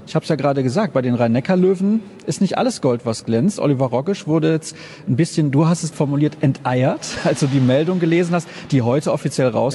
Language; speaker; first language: German; native; German